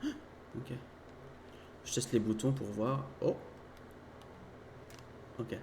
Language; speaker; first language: French; native; French